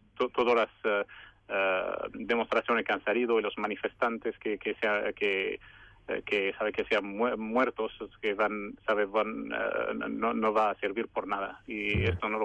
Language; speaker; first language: Spanish; non-native, fluent; Arabic